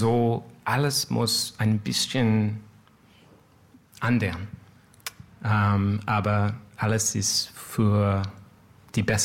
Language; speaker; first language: German; non-native, learner; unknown